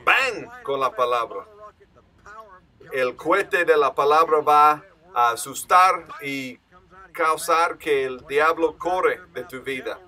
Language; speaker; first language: Spanish; non-native, learner; English